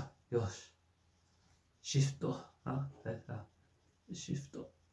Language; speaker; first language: Japanese; non-native, fluent; English